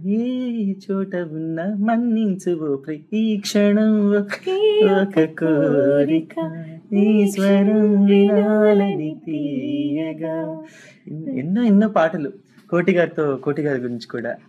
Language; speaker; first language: Telugu; native; Telugu